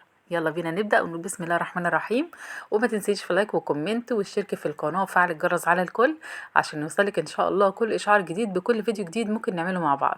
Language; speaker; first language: Arabic; native; Arabic